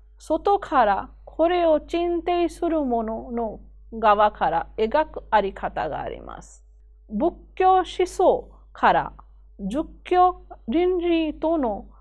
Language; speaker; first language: Japanese; non-native, fluent; Hindi